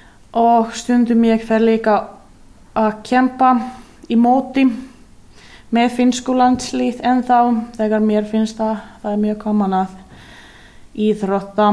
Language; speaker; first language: Icelandic; non-native, learner; Finnish